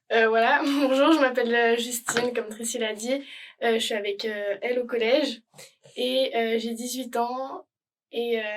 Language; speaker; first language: French; native; French